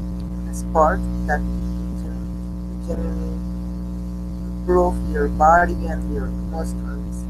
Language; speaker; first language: English; non-native, learner; Spanish